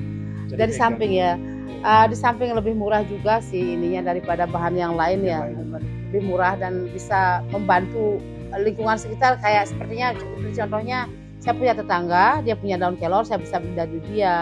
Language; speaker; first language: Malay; non-native, local second language; Balinese